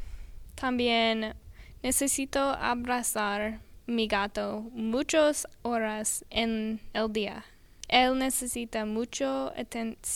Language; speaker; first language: Spanish; non-native, learner; English